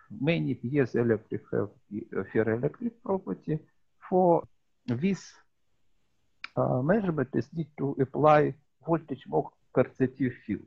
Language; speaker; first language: English; non-native, learner; Russian